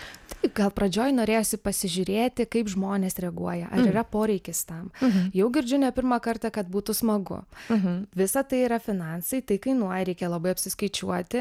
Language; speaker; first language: Lithuanian; native; Lithuanian